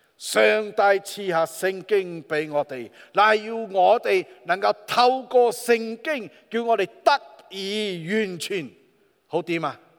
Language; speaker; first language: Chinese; non-native, local second language; Min Nan Chinese